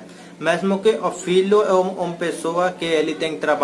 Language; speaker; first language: Portuguese; non-native, learner; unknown